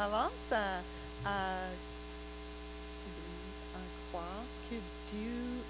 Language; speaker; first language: French; non-native, learner; English